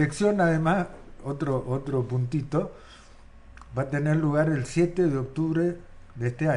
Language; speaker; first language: Spanish; native; Spanish